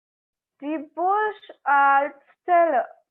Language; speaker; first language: German; non-native, learner; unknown